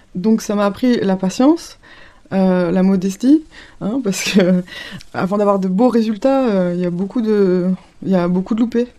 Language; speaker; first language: French; native; French